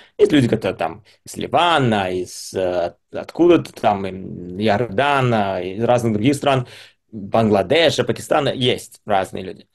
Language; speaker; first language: Russian; early bilingual, heritage; Russian